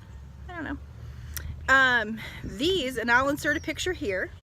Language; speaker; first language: English; native; English